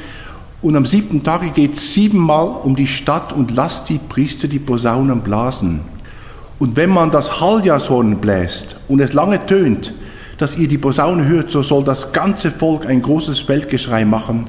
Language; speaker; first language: German; native; German